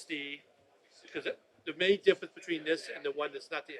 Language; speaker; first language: English; native; English